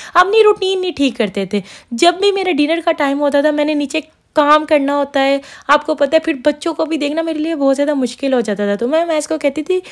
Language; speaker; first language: Urdu; non-native, local second language; Punjabi